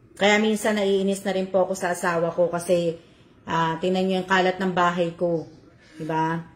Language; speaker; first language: Filipino; native; Filipino